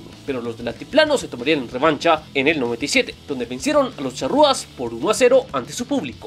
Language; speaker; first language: Spanish; native; Spanish